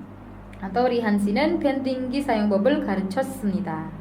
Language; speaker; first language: Korean; non-native, fluent; Indonesian